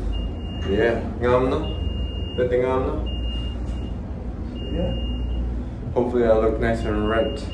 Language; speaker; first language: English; early bilingual, other home language; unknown